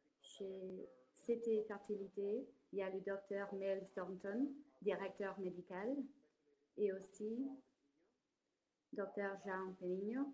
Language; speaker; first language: French; non-native, fluent; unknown